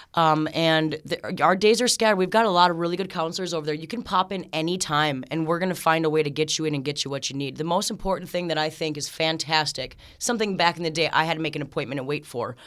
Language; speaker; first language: English; native; English